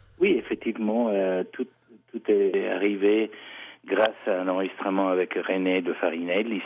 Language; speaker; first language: French; non-native, fluent; Italian